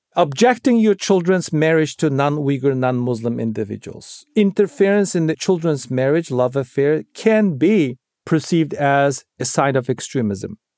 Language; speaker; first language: English; non-native, fluent; Uyghur